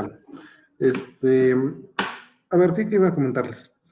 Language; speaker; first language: Spanish; native; Spanish